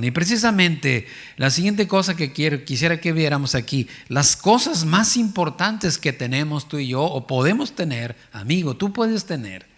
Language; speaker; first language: Spanish; native; Spanish